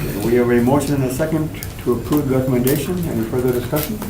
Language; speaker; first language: English; native; English